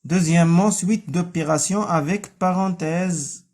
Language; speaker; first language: French; non-native, local second language; Arabic